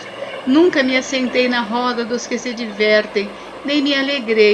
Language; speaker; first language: Portuguese; native; Portuguese